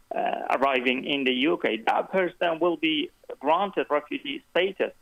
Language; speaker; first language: English; non-native, fluent; Kurdish